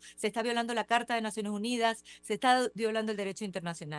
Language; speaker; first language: Spanish; native; Spanish